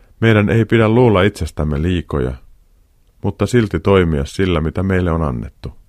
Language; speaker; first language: Finnish; native; Finnish